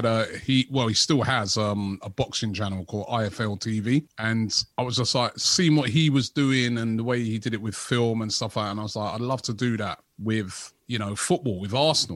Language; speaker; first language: English; native; English